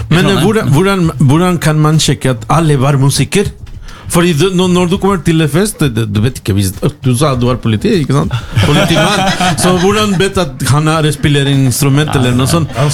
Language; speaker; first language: Norwegian; non-native, fluent; Spanish